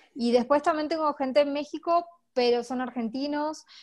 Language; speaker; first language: Spanish; native; Spanish